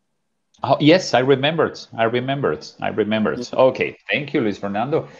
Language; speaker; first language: English; non-native, fluent; Spanish